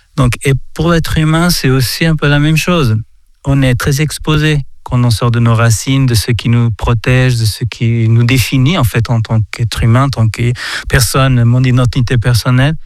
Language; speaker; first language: French; non-native, fluent; Portuguese